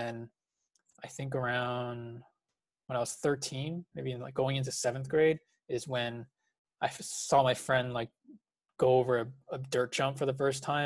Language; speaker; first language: English; native; English